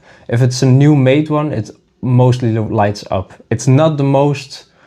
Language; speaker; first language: English; non-native, fluent; Dutch